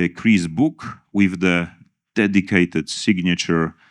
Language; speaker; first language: English; non-native, fluent; Polish